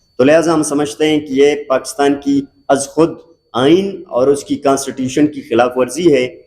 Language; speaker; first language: Urdu; non-native, local second language; Baluchi